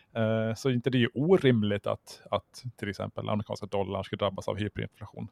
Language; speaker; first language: Swedish; native; Swedish